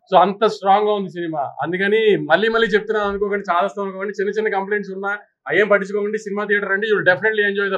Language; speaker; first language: Telugu; native; Telugu